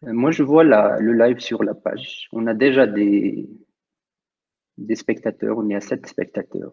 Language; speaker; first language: French; non-native, local second language; Arabic